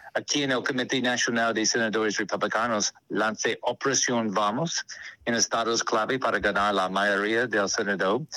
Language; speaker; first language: Spanish; non-native, learner; English